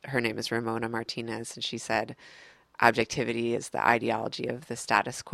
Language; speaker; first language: English; native; English